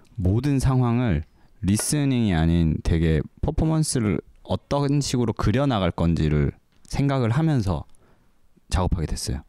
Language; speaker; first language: Korean; native; Korean